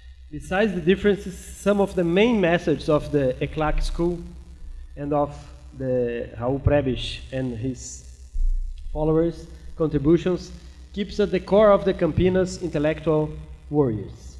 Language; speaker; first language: English; non-native, fluent; Portuguese